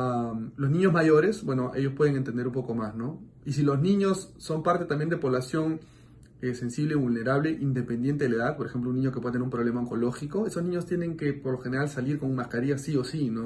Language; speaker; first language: Spanish; native; Spanish